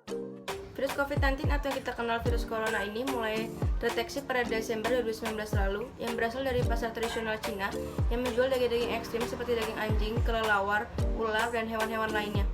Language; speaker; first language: Indonesian; native; Indonesian